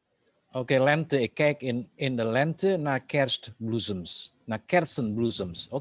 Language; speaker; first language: Dutch; non-native, fluent; Indonesian